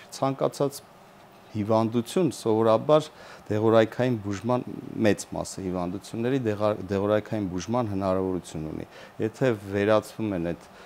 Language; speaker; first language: Armenian; native; Armenian